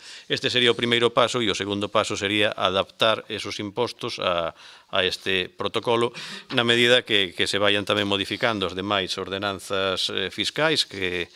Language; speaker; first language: Galician; native; Galician